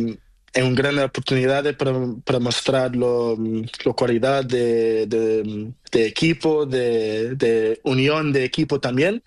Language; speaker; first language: Spanish; non-native, learner; Portuguese